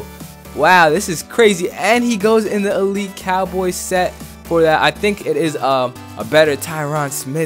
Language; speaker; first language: English; native; English